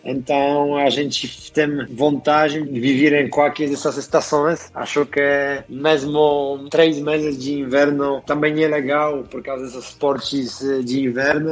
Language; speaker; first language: Portuguese; non-native, fluent; Polish